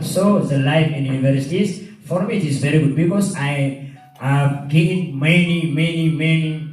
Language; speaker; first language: English; non-native, learner; Oromo